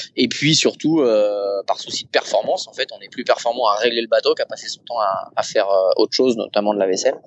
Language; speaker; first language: French; native; French